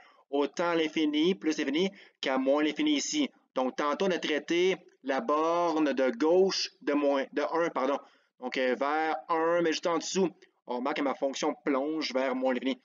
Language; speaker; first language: French; native; French